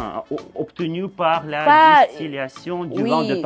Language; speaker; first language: French; non-native, fluent; Russian